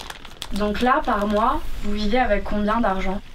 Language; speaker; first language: French; native; French